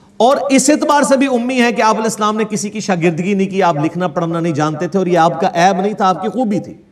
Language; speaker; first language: Urdu; non-native, local second language; Punjabi